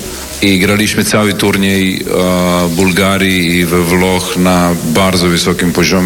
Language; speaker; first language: Polish; non-native, learner; Serbian